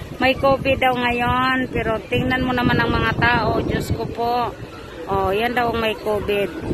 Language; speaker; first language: Filipino; non-native, local second language; Cebuano